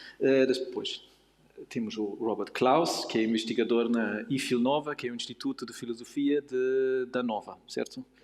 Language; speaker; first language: Portuguese; non-native, fluent; German